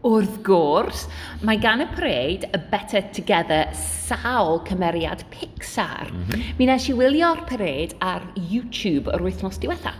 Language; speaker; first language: Welsh; non-native, learner; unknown